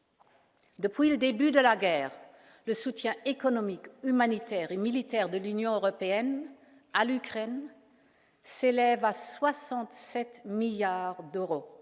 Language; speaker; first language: French; non-native, fluent; German